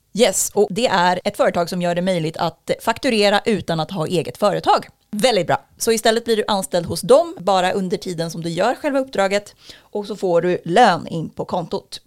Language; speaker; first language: Swedish; native; Swedish